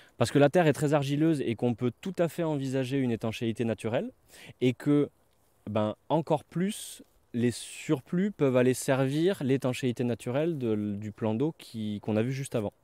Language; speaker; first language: French; native; French